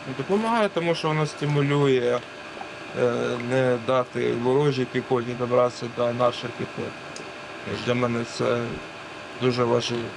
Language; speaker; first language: Ukrainian; non-native, local second language; Russian